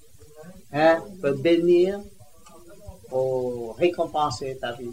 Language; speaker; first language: French; non-native, learner; Vietnamese